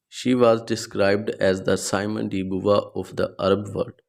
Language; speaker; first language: English; non-native, local second language; Urdu